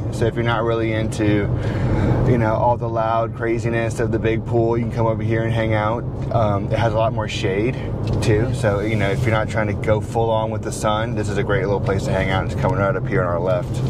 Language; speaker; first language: English; native; English